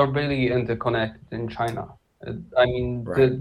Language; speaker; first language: English; non-native, fluent; Polish